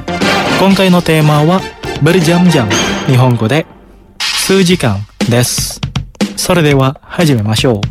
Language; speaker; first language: Japanese; non-native, fluent; Indonesian